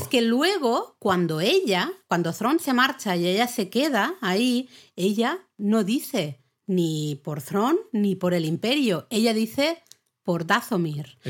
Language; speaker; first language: Spanish; native; Spanish